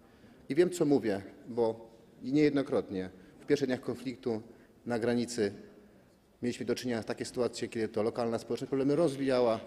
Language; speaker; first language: Polish; native; Polish